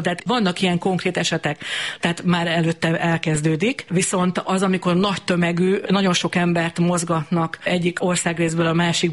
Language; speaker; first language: Hungarian; native; Hungarian